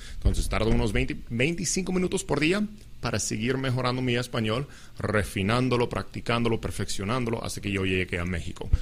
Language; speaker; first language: Spanish; non-native, fluent; English